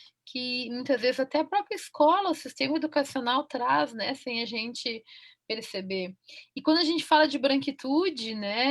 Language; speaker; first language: Portuguese; native; Portuguese